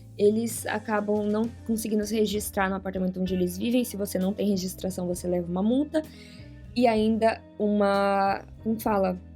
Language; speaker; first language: Portuguese; native; Portuguese